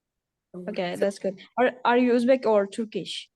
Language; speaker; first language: English; non-native, learner; Uzbek